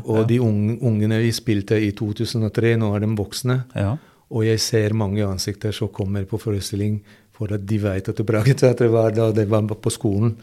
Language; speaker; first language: Norwegian; non-native, fluent; Hungarian